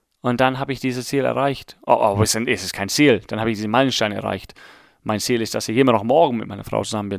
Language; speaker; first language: German; non-native, fluent; English